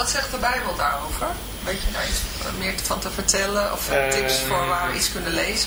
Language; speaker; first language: Dutch; native; Dutch